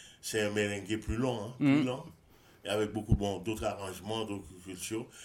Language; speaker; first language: French; non-native, local second language; Haitian Creole